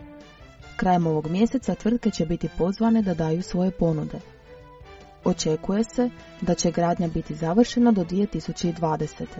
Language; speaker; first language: Croatian; native; Croatian